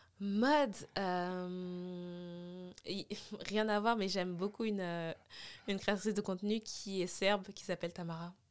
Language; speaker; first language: French; native; French